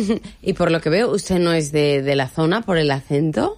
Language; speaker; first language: Spanish; native; Spanish